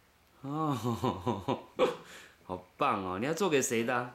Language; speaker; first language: Chinese; native; Chinese